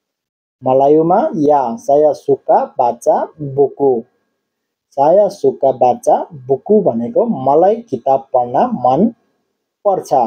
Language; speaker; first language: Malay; non-native, learner; Nepali